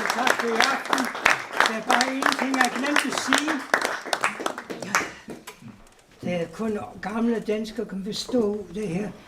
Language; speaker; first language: Danish; non-native, fluent; English